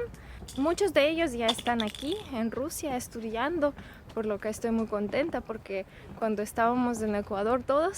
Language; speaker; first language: Spanish; non-native, fluent; Russian